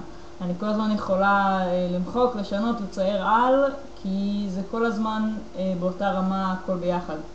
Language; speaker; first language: Hebrew; native; Hebrew